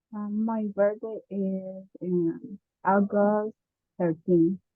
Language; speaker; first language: English; non-native, learner; Spanish